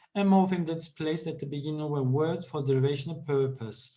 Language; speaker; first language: English; non-native, fluent; Turkish